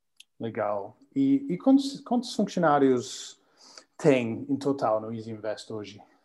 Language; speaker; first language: Portuguese; non-native, learner; English